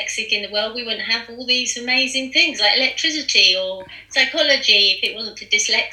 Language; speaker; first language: English; native; English